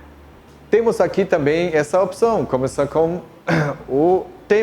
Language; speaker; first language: Portuguese; non-native, fluent; German